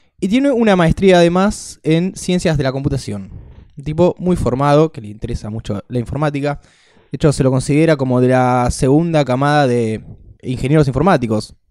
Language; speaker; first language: Spanish; native; Spanish